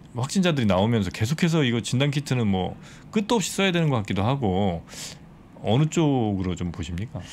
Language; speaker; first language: Korean; native; Korean